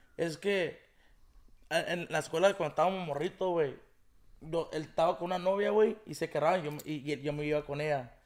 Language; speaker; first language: Spanish; early bilingual, heritage; Spanish